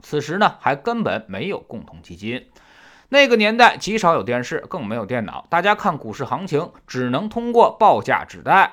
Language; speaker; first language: Chinese; native; Chinese